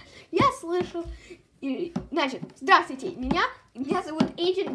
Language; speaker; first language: Russian; early bilingual, heritage; Russian